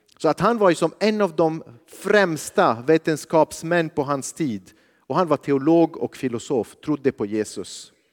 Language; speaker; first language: Swedish; non-native, fluent; Arabic